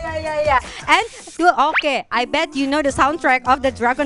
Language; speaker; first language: English; non-native, fluent; Indonesian